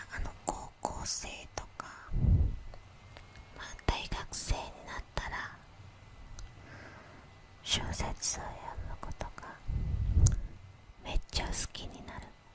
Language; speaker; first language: Japanese; non-native, fluent; Indonesian